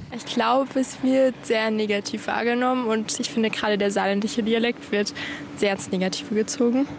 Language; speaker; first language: German; non-native, learner; Arabic